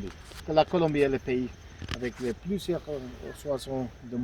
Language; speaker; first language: French; non-native, fluent; Spanish